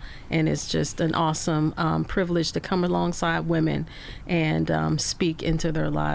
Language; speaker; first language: English; native; English